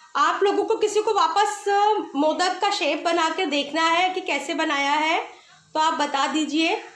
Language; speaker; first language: Hindi; native; Hindi